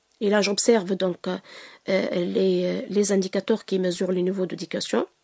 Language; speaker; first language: French; non-native, local second language; Arabic